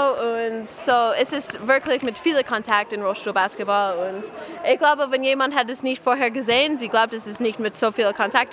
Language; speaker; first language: German; non-native, learner; English